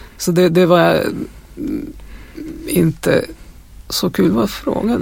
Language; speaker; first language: Swedish; non-native, fluent; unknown